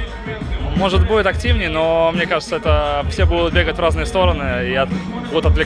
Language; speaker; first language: Russian; native; Russian